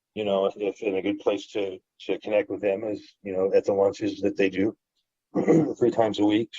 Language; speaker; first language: English; native; English